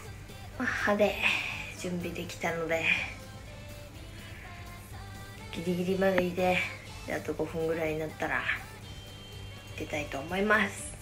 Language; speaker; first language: Japanese; native; Japanese